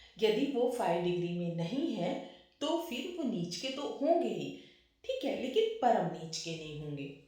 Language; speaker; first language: Hindi; native; Hindi